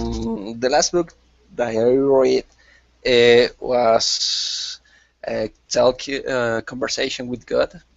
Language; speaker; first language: English; non-native, learner; Spanish